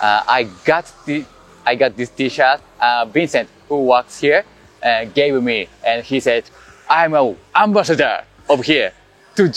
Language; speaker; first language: English; non-native, learner; Japanese